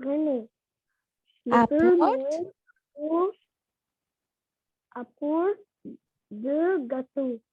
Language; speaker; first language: French; non-native, learner; Arabic